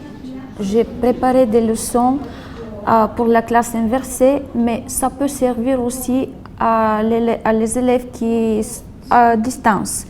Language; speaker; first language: French; non-native, fluent; Bulgarian